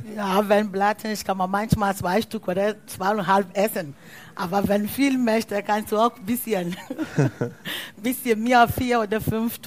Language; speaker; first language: German; non-native, learner; Akan